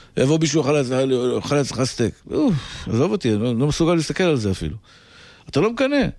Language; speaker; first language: Hebrew; native; Hebrew